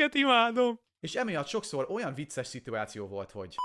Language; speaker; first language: Hungarian; non-native, fluent; English